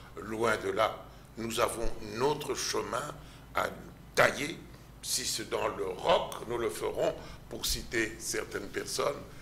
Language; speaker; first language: French; non-native, local second language; Lingala